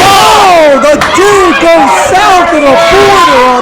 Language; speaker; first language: English; native; English